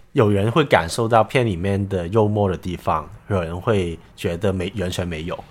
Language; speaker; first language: Chinese; non-native, local second language; Cantonese